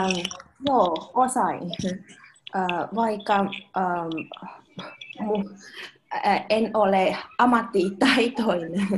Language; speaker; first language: Finnish; non-native, learner; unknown